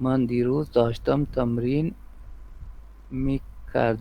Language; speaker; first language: Persian; non-native, learner; Urdu